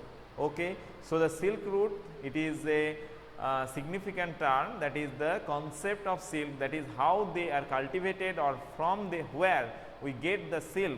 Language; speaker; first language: English; non-native, local second language; Bangla